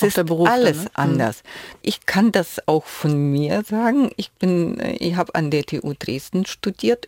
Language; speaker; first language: German; non-native, fluent; Ukrainian